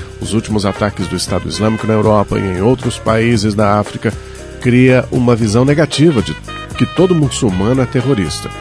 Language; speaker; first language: Portuguese; native; Portuguese